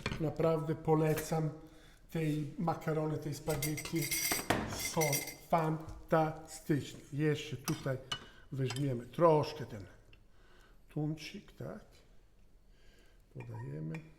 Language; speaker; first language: Polish; non-native, learner; Italian